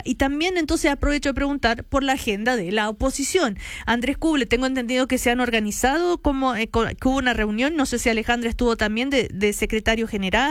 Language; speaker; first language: Spanish; native; Spanish